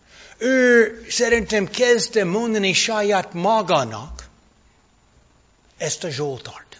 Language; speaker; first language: Hungarian; non-native, fluent; English